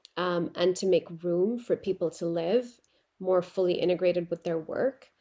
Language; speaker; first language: English; non-native, local second language; Urdu